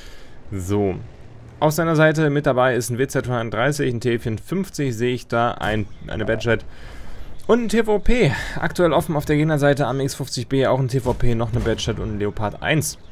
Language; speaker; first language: German; native; German